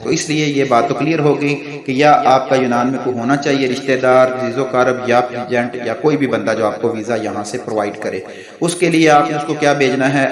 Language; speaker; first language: Urdu; non-native, local second language; Punjabi